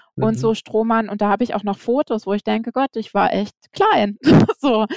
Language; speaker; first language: German; native; German